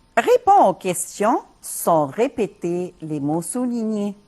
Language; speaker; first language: French; non-native, fluent; Arabic